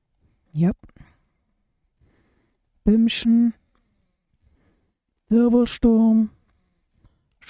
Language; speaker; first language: German; native; German